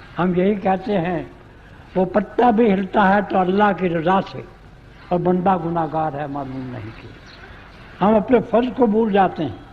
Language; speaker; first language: Urdu; non-native, local second language; Punjabi